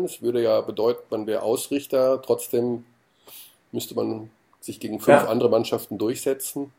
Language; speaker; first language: German; native; German